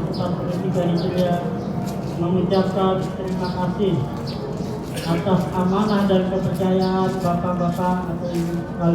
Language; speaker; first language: Indonesian; native; Indonesian